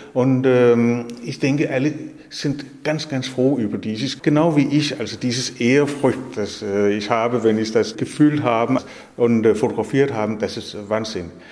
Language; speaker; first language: German; non-native, learner; Danish